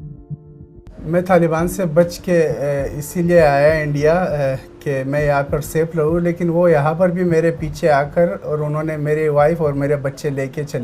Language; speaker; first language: Hindi; non-native, fluent; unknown